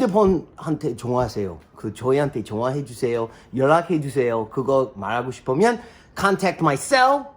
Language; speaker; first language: Korean; non-native, learner; English